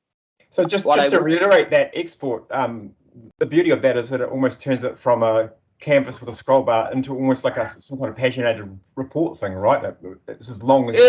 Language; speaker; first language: English; native; English